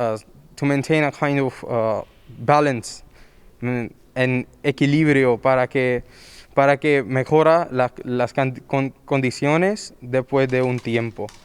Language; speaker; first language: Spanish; non-native, learner; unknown